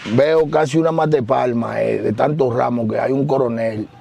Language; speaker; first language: Spanish; native; Spanish